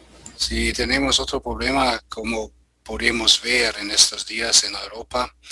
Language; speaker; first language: Spanish; non-native, fluent; German